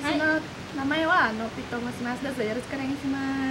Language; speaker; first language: Japanese; non-native, learner; Indonesian